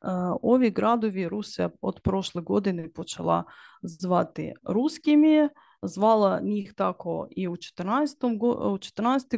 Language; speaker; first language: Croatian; non-native, learner; Ukrainian